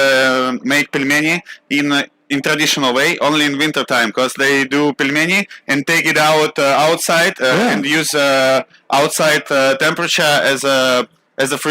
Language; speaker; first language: English; non-native, learner; Russian